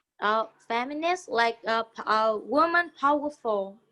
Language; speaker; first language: English; non-native, learner; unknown